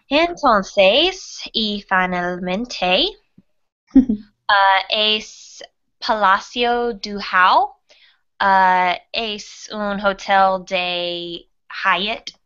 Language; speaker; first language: Spanish; non-native, learner; English